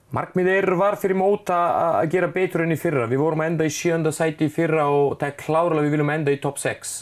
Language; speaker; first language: Icelandic; non-native, fluent; Serbian